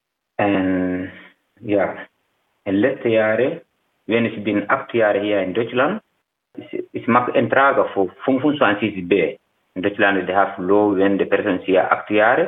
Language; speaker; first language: German; non-native, learner; Fula